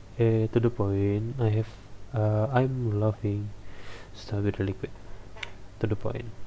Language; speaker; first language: English; non-native, learner; Indonesian